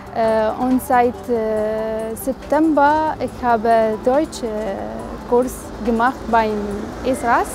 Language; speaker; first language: German; non-native, learner; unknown